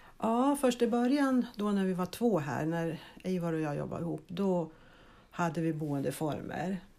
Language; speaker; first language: Swedish; native; Swedish